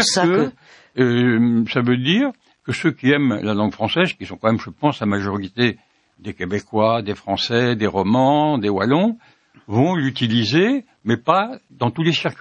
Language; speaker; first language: French; native; French